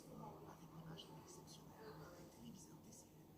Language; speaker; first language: French; native; French